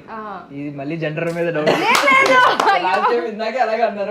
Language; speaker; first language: Telugu; native; Telugu